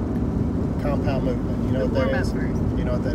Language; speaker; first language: English; native; English